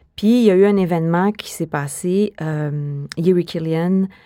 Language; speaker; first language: French; native; French